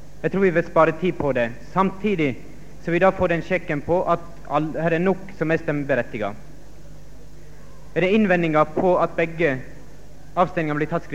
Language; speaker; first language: Norwegian; native; Norwegian